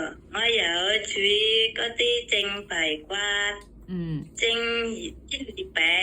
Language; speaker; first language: Cantonese; non-native, learner; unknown